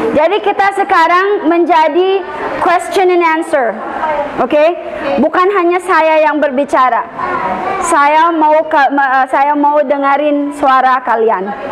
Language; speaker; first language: Indonesian; non-native, learner; Filipino